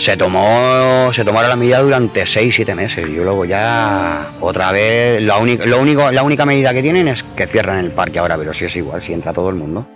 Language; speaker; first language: Spanish; native; Spanish